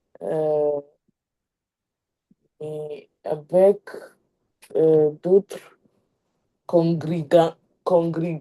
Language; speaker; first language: French; non-native, learner; English